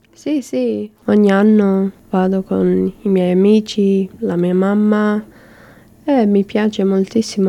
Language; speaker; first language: Italian; non-native, learner; English